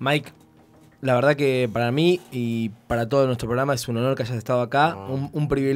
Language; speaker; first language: Spanish; native; Spanish